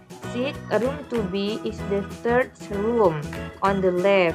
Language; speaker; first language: English; non-native, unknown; Indonesian